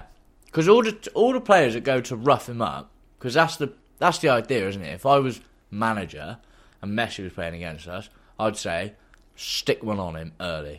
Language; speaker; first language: English; native; English